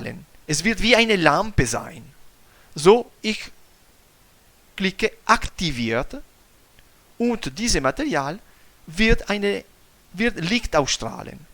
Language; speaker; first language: German; non-native, fluent; Italian